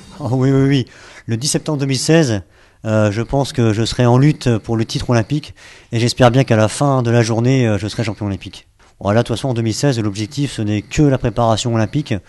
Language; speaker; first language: French; native; French